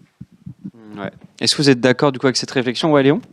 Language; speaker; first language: French; native; French